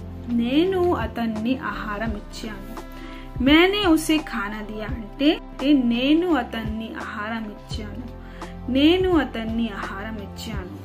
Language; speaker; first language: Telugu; non-native, fluent; Hindi